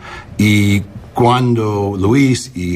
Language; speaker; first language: Spanish; non-native, learner; English